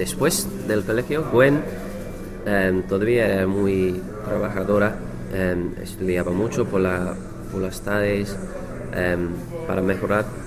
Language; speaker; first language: Spanish; non-native, learner; English